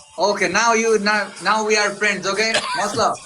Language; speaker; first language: English; non-native, learner; Nepali